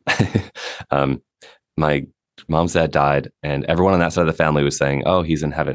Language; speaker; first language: English; native; English